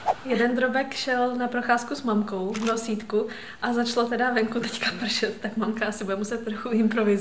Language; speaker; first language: Czech; native; Czech